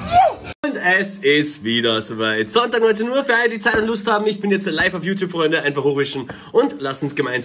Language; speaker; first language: German; native; German